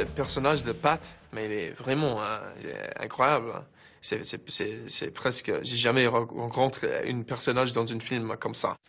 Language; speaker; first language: French; non-native, fluent; English